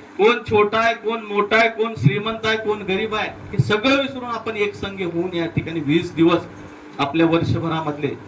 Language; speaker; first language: Marathi; native; Marathi